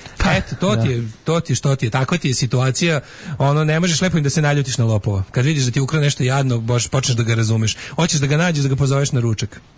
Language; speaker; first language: Serbian; native; Serbian